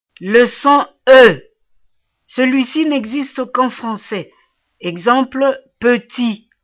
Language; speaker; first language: French; non-native, local second language; Swahili